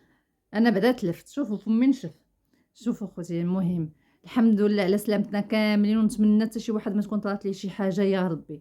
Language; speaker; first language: Arabic; native; Arabic